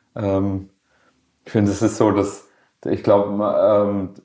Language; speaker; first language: German; non-native, local second language; Swedish